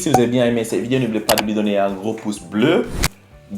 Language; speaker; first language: French; non-native, fluent; English